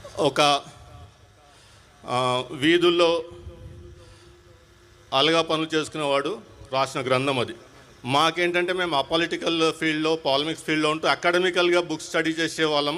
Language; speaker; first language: Telugu; non-native, local second language; Urdu